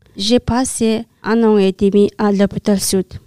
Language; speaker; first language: French; non-native, learner; Mongolian